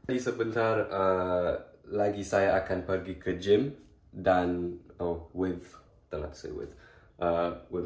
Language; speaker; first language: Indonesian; early bilingual, heritage; English